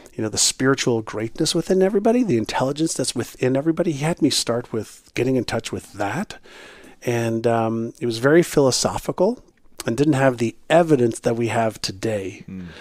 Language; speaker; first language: English; non-native, fluent; Hebrew